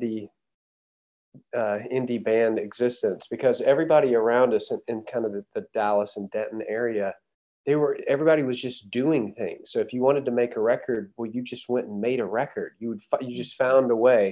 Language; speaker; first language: English; native; English